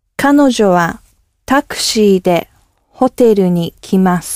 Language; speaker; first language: Japanese; non-native, learner; English